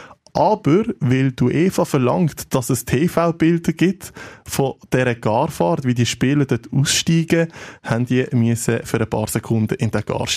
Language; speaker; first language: German; native; German